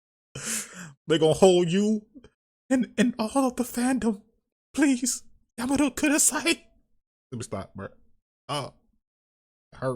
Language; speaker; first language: English; native; English